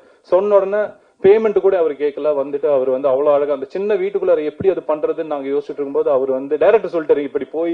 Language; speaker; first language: Tamil; native; Tamil